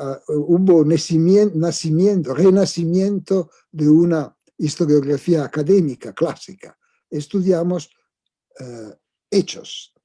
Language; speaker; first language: Spanish; non-native, fluent; Italian